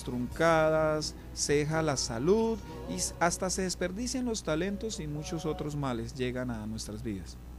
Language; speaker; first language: Spanish; native; Spanish